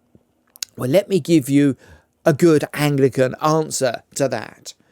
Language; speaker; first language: English; native; English